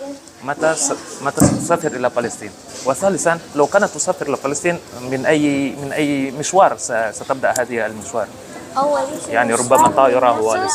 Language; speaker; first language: Arabic; non-native, fluent; Indonesian